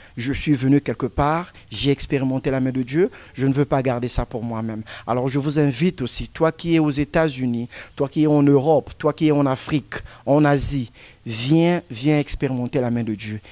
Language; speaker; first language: French; non-native, local second language; Lingala